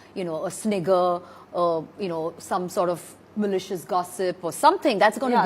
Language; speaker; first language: English; non-native, local second language; Hindi